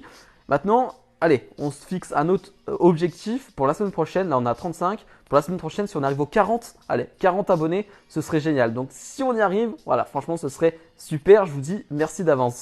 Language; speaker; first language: French; native; French